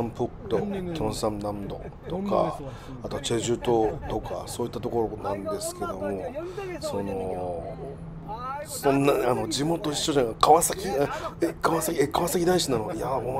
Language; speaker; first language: Japanese; native; Japanese